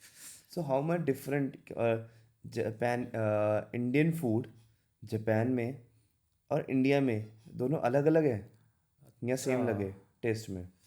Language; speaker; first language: Hindi; native; Hindi